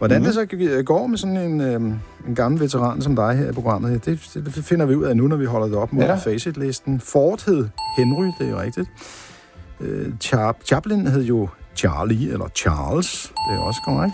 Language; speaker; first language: Danish; native; Danish